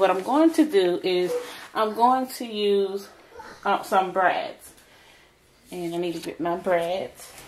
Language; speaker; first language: English; native; English